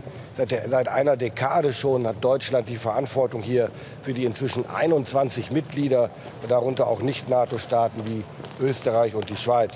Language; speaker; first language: German; native; German